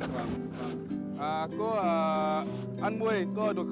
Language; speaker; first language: Vietnamese; non-native, learner; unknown